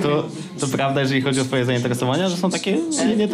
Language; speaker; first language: Polish; native; Polish